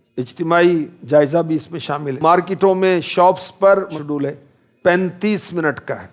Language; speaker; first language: Urdu; native; Urdu